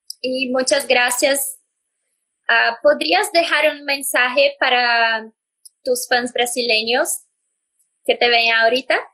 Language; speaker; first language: Spanish; non-native, fluent; Portuguese